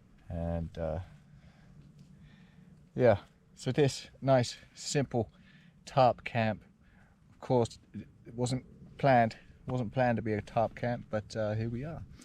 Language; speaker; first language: English; native; English